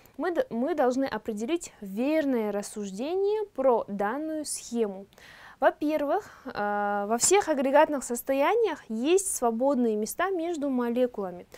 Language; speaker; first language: Russian; non-native, local second language; Kazakh